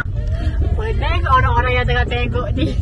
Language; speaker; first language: Malay; native; Malay